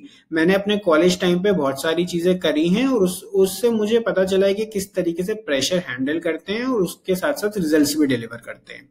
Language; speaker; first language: Hindi; native; Hindi